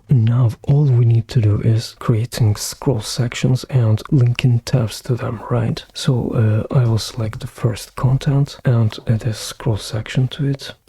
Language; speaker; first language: English; non-native, fluent; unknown